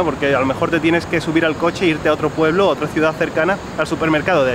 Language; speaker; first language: Spanish; native; Spanish